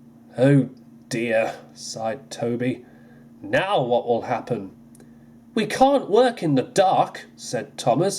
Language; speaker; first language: English; native; English